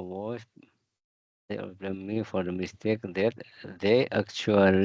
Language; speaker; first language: English; non-native, learner; Indonesian